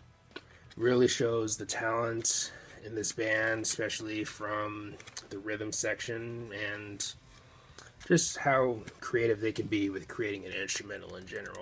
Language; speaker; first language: English; native; English